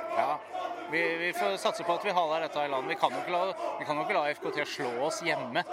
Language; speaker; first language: Norwegian; native; Norwegian